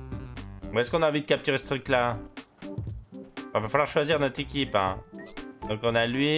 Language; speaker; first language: French; native; French